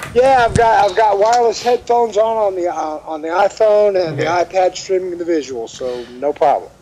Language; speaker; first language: English; native; English